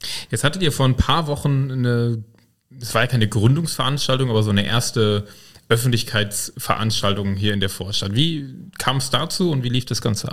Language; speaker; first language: German; native; German